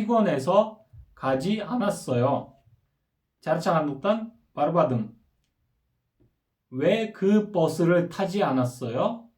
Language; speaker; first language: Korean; non-native, fluent; Kyrgyz